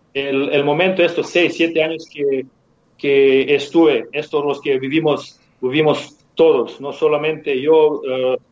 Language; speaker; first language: Spanish; non-native, fluent; Serbian